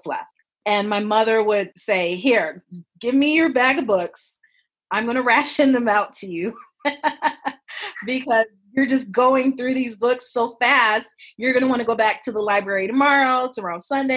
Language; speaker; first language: English; native; English